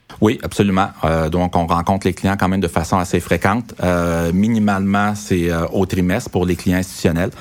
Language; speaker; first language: French; native; French